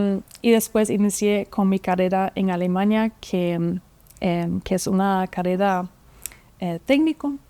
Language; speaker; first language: Spanish; non-native, fluent; German